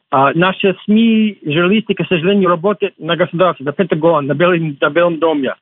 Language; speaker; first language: Russian; non-native, fluent; English